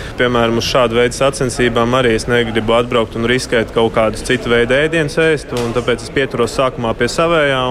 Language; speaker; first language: Latvian; non-native, local second language; Russian